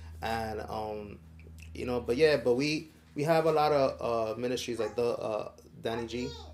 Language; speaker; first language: English; early bilingual, other home language; Spanish